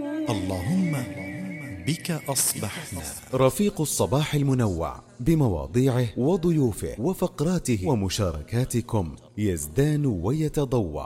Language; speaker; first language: Arabic; native; Arabic